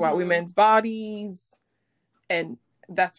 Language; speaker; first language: English; non-native, local second language; Igbo